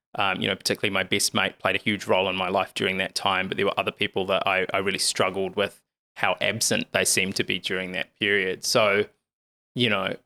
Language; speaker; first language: English; native; English